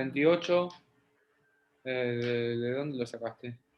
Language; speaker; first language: Spanish; native; Spanish